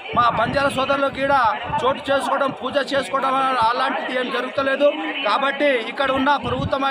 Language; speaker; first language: Telugu; non-native, local second language; Lambadi